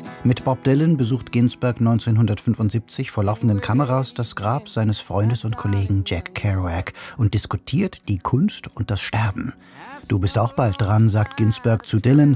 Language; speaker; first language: German; native; German